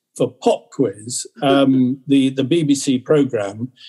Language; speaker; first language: English; native; English